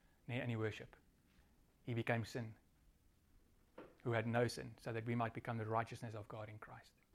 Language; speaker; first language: English; non-native, local second language; Afrikaans